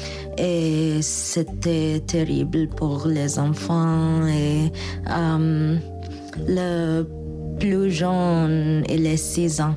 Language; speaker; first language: French; non-native, learner; Arabic